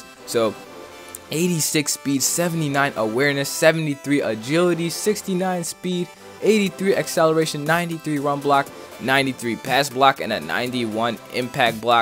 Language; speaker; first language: English; native; English